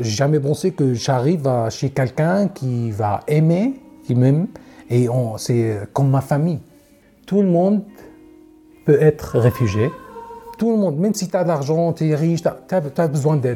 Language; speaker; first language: French; non-native, learner; Arabic